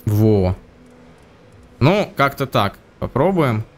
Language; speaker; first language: Russian; native; Russian